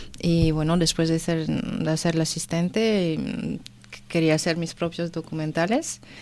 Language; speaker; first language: Spanish; non-native, fluent; French